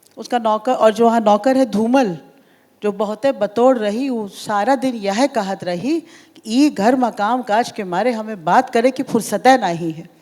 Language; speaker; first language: Hindi; native; Hindi